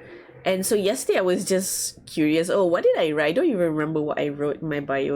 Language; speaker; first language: English; non-native, learner; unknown